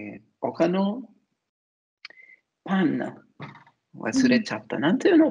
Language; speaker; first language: Japanese; non-native, learner; Italian